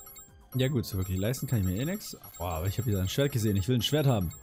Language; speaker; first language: German; native; German